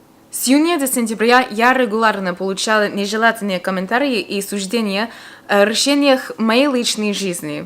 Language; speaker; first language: Russian; non-native, fluent; English